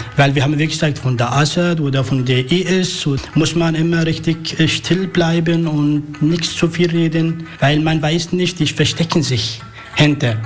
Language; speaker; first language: German; non-native, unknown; Arabic